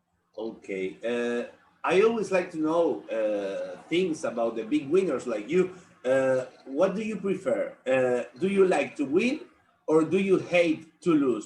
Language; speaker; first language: English; non-native, learner; Spanish